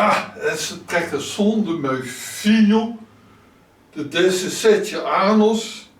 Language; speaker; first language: Portuguese; non-native, learner; Dutch